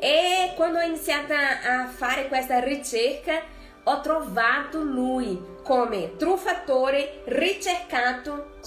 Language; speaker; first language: Italian; non-native, fluent; Portuguese